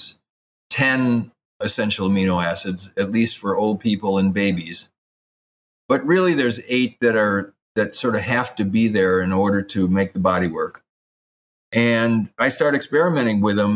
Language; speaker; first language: English; native; English